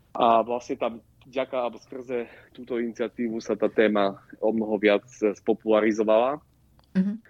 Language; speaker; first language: Slovak; native; Slovak